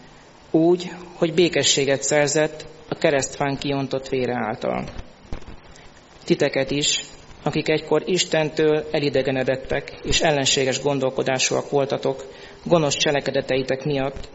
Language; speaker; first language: Hungarian; native; Hungarian